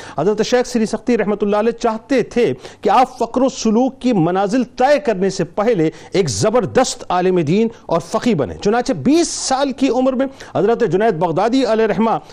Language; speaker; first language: Urdu; native; Urdu